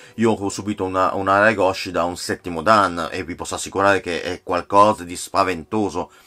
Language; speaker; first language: Italian; non-native, fluent; Korean